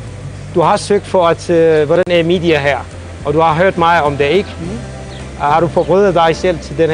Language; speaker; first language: Danish; non-native, fluent; Central Kurdish